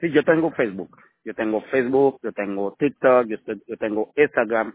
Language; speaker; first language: Spanish; non-native, learner; Haitian Creole